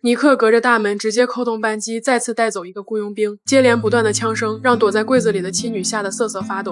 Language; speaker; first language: Chinese; native; Chinese